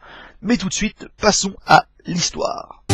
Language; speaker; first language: French; native; French